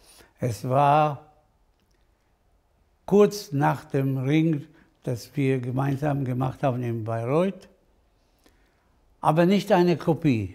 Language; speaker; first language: German; non-native, fluent; Spanish